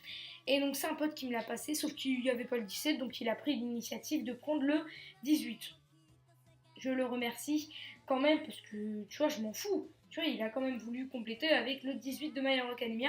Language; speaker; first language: French; native; French